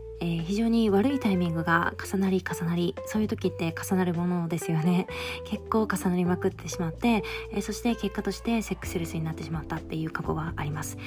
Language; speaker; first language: Japanese; native; Japanese